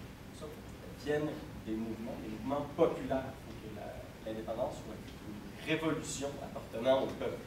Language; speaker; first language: French; native; French